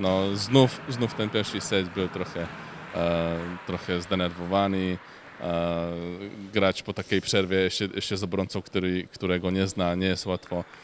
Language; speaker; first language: Polish; non-native, fluent; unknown